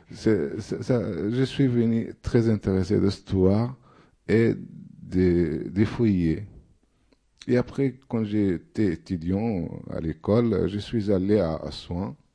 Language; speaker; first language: French; non-native, fluent; Arabic